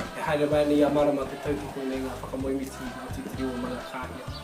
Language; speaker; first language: Māori; native; Māori